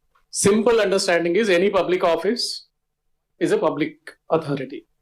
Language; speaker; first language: English; non-native, local second language; Telugu